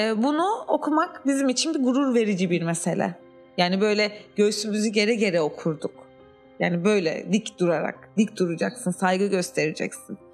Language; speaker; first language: Turkish; native; Turkish